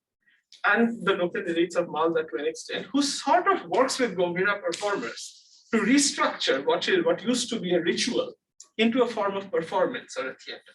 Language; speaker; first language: English; non-native, local second language; Bangla